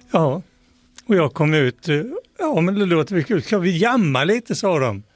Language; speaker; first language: Swedish; native; Swedish